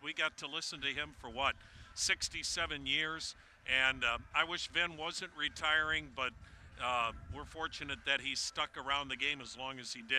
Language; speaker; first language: English; native; English